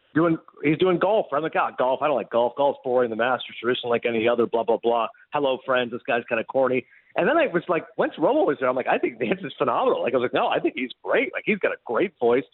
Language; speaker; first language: English; native; English